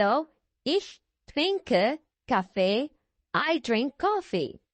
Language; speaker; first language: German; non-native, fluent; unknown